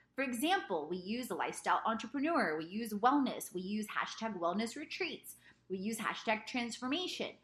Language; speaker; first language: English; native; English